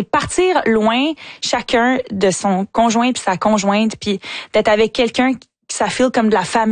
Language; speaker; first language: French; native; French